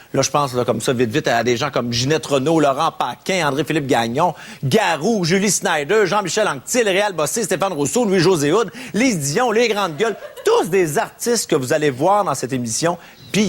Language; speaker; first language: French; native; French